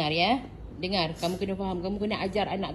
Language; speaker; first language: Malay; native; Malay